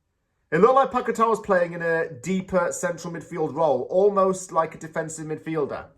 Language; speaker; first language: English; native; English